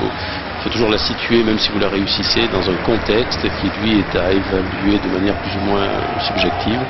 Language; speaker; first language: French; native; French